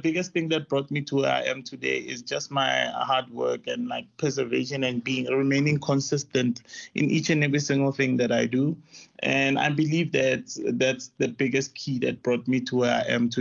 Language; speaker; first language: English; non-native, local second language; Tswana